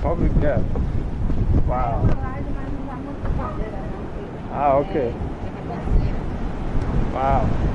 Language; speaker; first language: Portuguese; non-native, learner; English